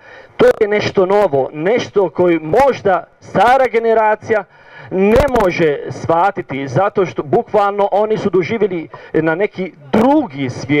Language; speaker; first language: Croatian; non-native, learner; Italian